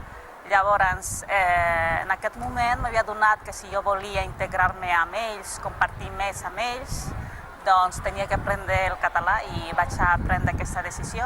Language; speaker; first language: Catalan; non-native, fluent; Spanish